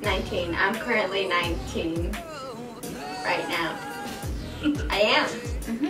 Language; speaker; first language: English; early bilingual, other home language; Spanish